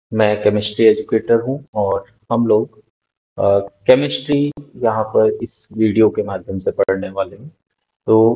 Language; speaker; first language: Hindi; native; Hindi